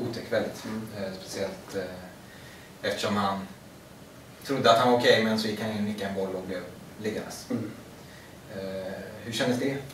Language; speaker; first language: Swedish; native; Swedish